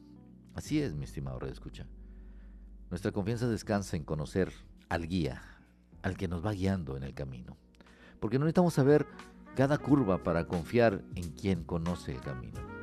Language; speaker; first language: Spanish; native; Spanish